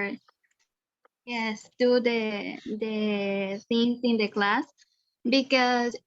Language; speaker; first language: English; non-native, learner; Spanish